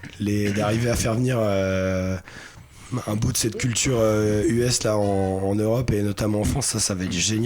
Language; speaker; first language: French; native; French